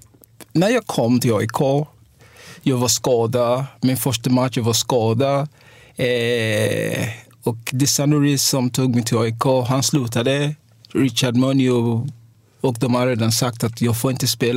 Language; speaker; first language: Swedish; non-native, fluent; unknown